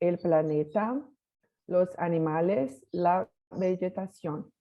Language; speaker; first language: Spanish; non-native, learner; Portuguese